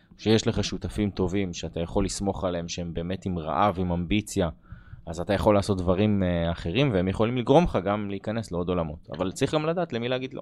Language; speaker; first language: Hebrew; native; Hebrew